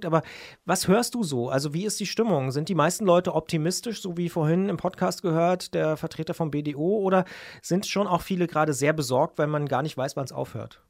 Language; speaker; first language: German; native; German